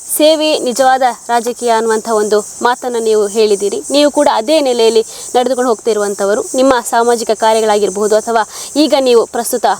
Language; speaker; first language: Kannada; native; Kannada